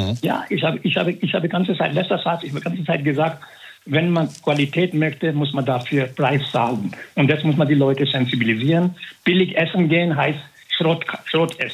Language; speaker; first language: German; non-native, fluent; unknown